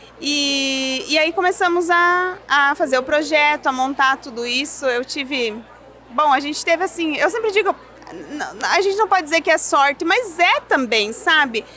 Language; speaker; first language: Portuguese; non-native, local second language; German